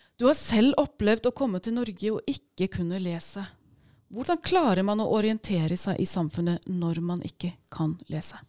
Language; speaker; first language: Norwegian; native; Norwegian